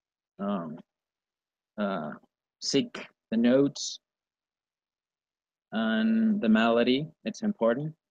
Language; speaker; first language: English; non-native, learner; Spanish